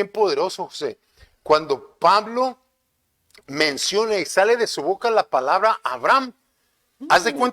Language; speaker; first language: Spanish; native; Spanish